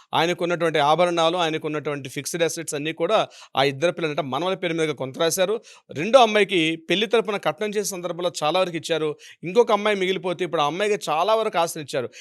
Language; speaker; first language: Telugu; native; Telugu